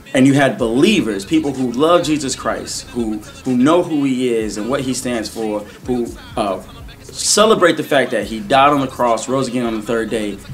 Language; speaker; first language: English; native; English